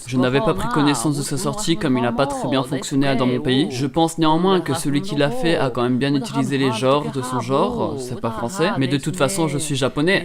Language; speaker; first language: French; native; French